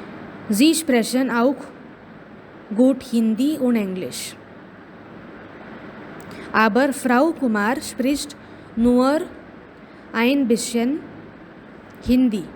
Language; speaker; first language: German; non-native, fluent; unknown